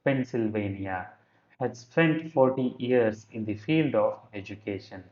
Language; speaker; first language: English; non-native, local second language; Kannada